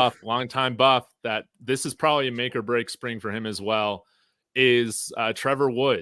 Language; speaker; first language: English; native; English